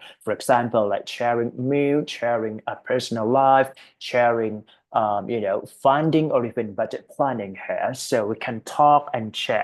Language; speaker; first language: English; non-native, fluent; Thai